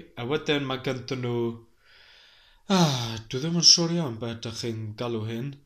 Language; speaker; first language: Welsh; non-native, learner; English